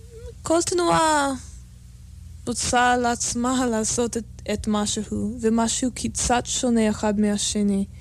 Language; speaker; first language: Hebrew; non-native, fluent; English